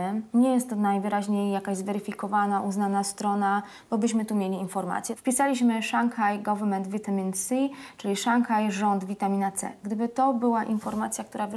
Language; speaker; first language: Polish; native; Polish